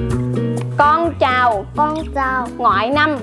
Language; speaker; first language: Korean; non-native, fluent; Vietnamese